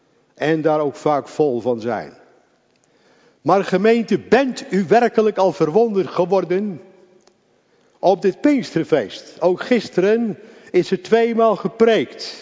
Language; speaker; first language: Dutch; native; Dutch